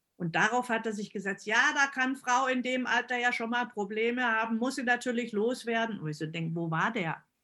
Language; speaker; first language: German; early bilingual, other home language; Italian